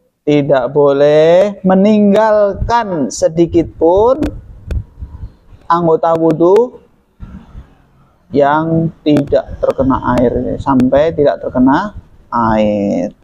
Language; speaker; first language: Indonesian; native; Indonesian